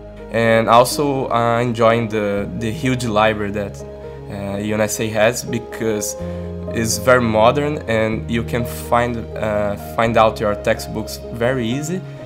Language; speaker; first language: English; non-native, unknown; Portuguese